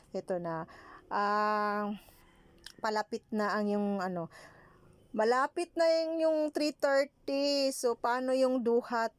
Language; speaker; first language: Filipino; non-native, local second language; Cebuano